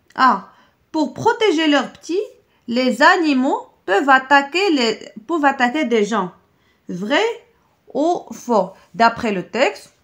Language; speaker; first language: French; non-native, local second language; Arabic